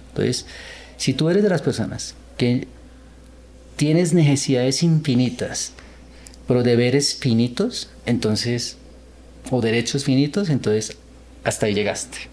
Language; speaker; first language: Spanish; early bilingual, other home language; Korean